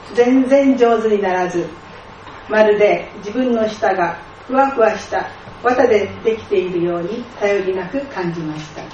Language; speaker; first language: Japanese; native; Japanese